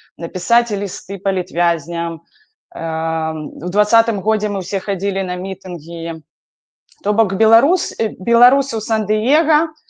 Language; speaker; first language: Belarusian; native; Belarusian